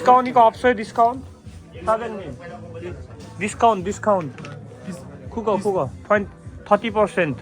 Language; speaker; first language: Korean; non-native, learner; Nepali